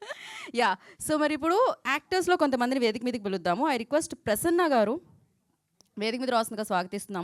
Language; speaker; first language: Telugu; native; Telugu